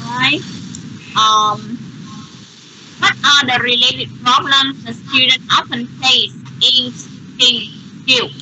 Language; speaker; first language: English; non-native, learner; Vietnamese